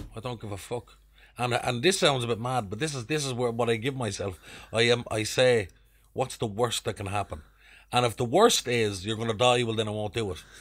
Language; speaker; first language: English; native; English